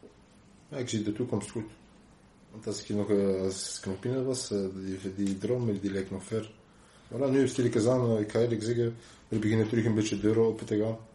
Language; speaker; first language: Dutch; non-native, local second language; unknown